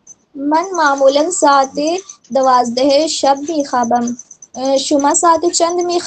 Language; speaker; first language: Persian; non-native, learner; Urdu